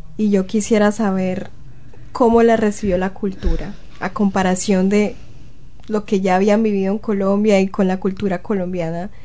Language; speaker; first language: Spanish; native; Spanish